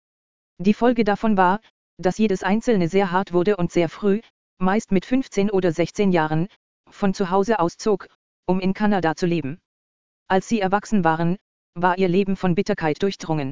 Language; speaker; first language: German; native; German